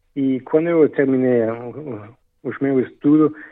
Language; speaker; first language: Portuguese; non-native, fluent; French